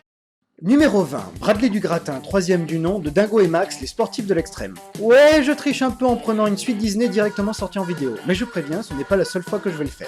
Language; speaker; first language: French; native; French